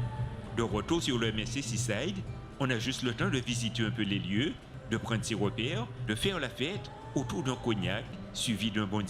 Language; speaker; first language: French; native; French